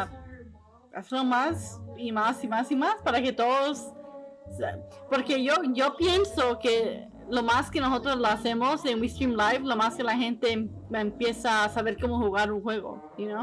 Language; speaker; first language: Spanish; early bilingual, heritage; Spanish